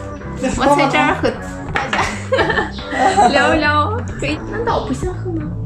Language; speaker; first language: Chinese; non-native, fluent; Russian